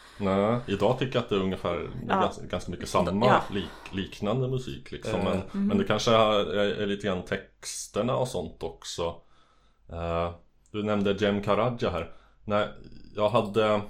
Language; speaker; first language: Swedish; native; Swedish